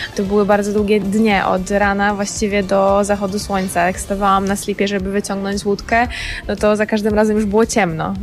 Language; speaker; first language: Polish; native; Polish